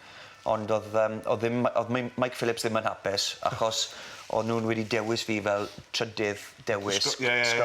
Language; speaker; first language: Welsh; native; Welsh